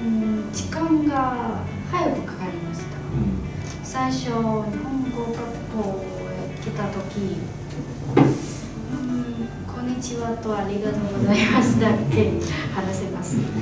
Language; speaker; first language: Japanese; non-native, learner; Chinese